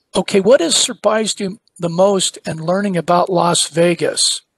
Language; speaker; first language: English; native; English